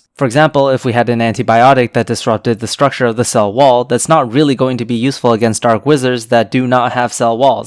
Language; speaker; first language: English; native; English